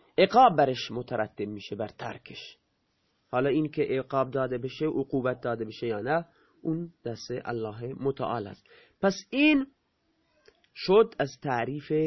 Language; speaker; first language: Persian; non-native, local second language; Baluchi